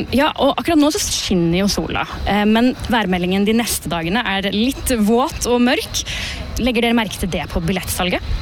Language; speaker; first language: Norwegian; native; Norwegian